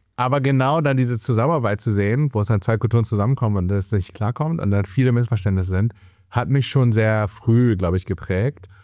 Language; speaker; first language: German; early bilingual, other home language; Chinese